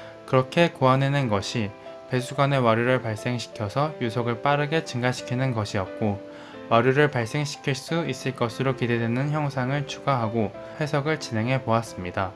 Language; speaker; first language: Korean; native; Korean